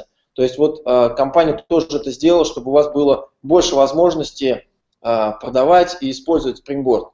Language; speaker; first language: Russian; native; Russian